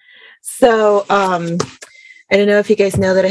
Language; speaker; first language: English; early bilingual, other home language; Spanish